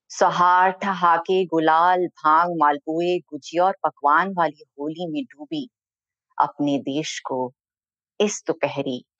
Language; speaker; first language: Hindi; native; Hindi